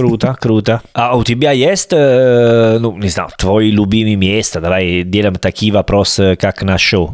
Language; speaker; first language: Russian; non-native, learner; Italian